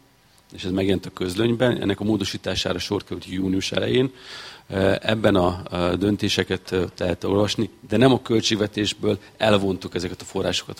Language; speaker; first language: Hungarian; native; Hungarian